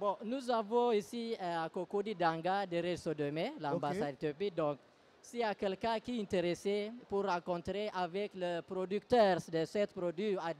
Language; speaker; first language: French; non-native, learner; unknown